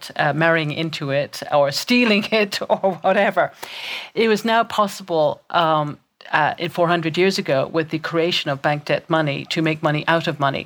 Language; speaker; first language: English; native; English